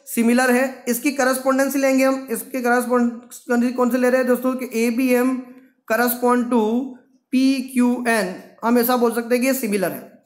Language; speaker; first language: Hindi; non-native, local second language; Gujarati